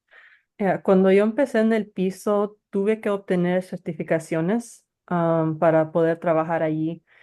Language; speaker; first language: Spanish; early bilingual, heritage; Spanish